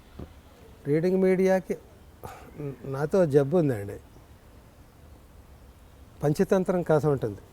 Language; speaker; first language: Telugu; native; Telugu